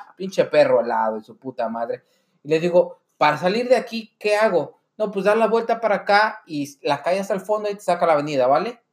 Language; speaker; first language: Spanish; native; Spanish